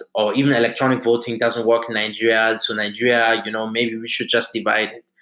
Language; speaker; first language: English; early bilingual, other home language; German